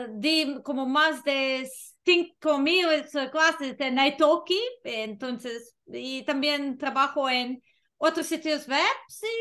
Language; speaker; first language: Spanish; non-native, fluent; Serbian